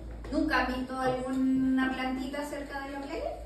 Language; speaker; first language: Spanish; native; Spanish